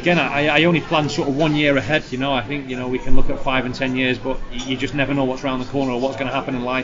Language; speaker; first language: English; native; English